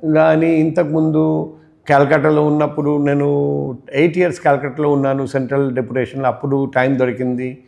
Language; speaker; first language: Telugu; non-native, fluent; Bangla